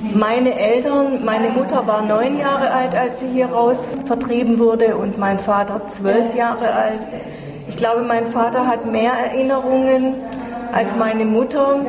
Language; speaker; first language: German; native; German